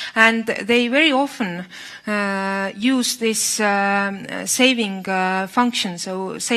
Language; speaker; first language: English; non-native, fluent; Estonian